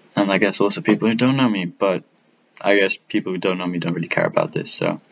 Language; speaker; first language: English; non-native, fluent; Italian